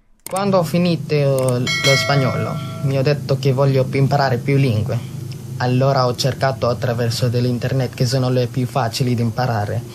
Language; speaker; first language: Italian; non-native, learner; Filipino